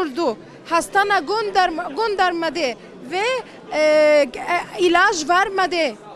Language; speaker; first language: Turkish; non-native, learner; Arabic